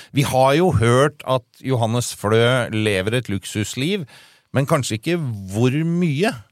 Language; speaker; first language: Norwegian; native; Norwegian